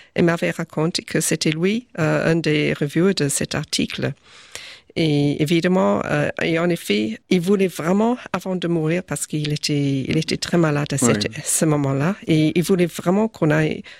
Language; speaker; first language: French; non-native, fluent; English